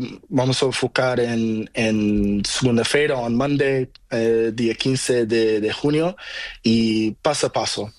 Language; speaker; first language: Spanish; non-native, learner; Portuguese